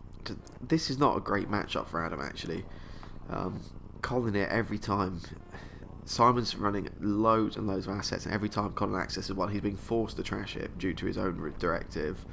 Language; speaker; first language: English; native; English